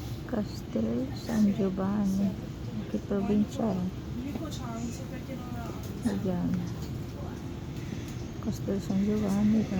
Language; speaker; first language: Italian; non-native, fluent; Filipino